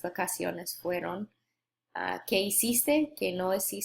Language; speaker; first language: Spanish; non-native, fluent; English